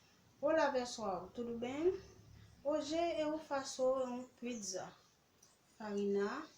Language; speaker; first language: Portuguese; non-native, learner; Haitian Creole